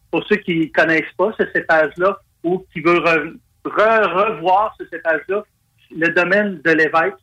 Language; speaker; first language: French; native; French